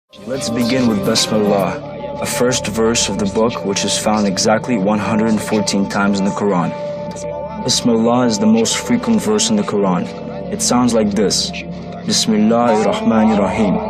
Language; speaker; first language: English; non-native, fluent; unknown